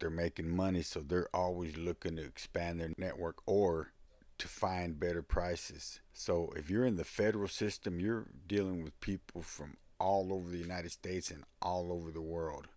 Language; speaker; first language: English; early bilingual, other home language; Spanish